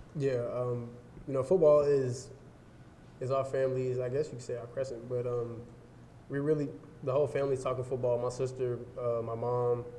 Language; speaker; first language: English; native; English